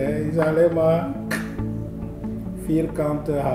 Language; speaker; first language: Dutch; non-native, learner; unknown